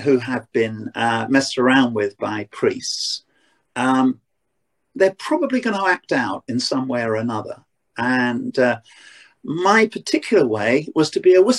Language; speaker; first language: English; native; English